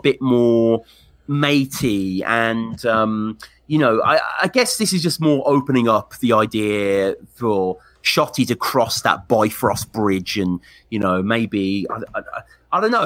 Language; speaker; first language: English; native; English